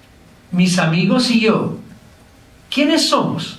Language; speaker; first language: Spanish; non-native, learner; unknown